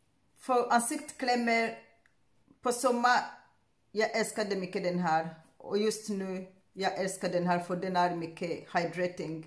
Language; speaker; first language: Swedish; non-native, learner; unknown